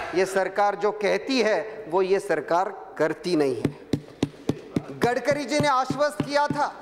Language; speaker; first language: Hindi; non-native, local second language; Marathi